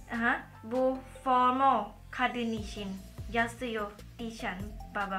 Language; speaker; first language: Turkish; non-native, learner; Thai